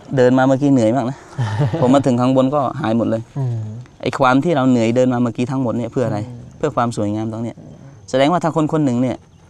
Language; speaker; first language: Thai; non-native, local second language; Malay